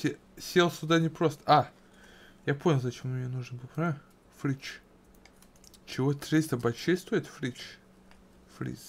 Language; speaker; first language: Russian; native; Russian